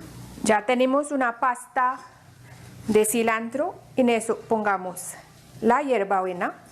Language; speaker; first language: Spanish; non-native, fluent; Hindi